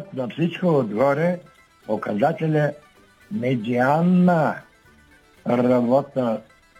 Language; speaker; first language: Bulgarian; native; Bulgarian